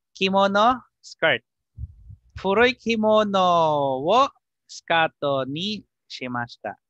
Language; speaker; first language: Japanese; non-native, fluent; Filipino